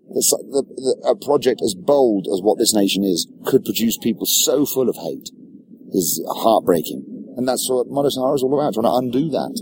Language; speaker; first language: English; native; English